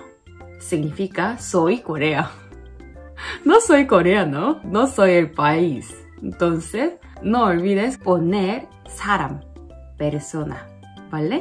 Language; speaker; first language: Spanish; non-native, learner; Korean